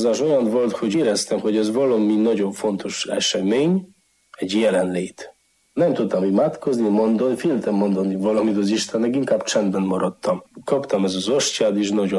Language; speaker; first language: Hungarian; non-native, fluent; Polish